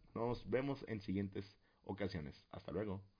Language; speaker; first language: Spanish; native; Spanish